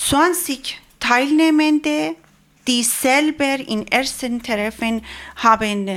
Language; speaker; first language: German; non-native, learner; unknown